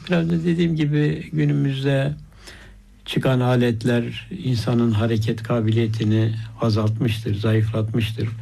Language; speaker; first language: Turkish; native; Turkish